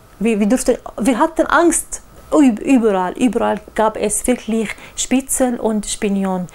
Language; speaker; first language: German; non-native, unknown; Arabic